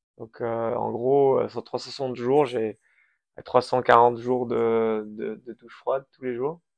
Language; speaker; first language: French; early bilingual, other home language; Persian